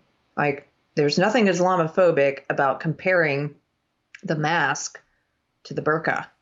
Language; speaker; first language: English; native; English